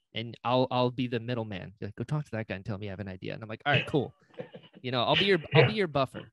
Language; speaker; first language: English; native; English